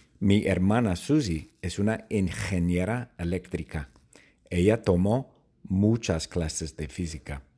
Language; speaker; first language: Spanish; non-native, fluent; English